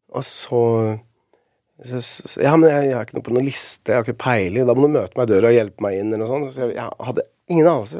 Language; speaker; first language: Norwegian; early bilingual, other home language; Spanish